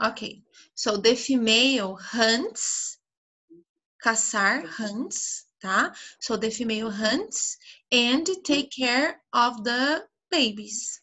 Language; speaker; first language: English; non-native, fluent; Portuguese